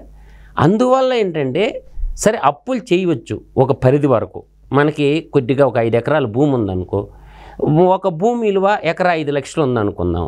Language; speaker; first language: Telugu; native; Telugu